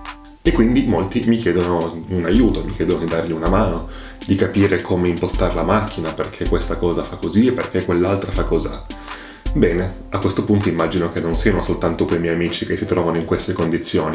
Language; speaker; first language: Italian; native; Italian